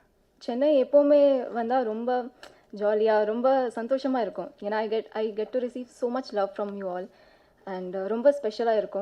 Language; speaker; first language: Tamil; non-native, fluent; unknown